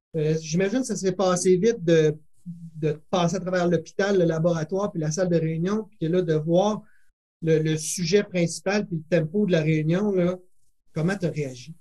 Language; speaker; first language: French; native; French